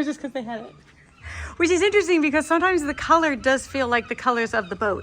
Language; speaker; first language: English; native; English